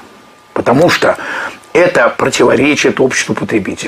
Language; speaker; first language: Russian; native; Russian